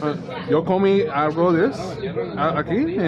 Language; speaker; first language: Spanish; non-native, learner; English